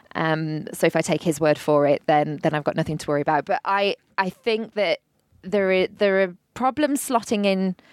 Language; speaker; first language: English; native; English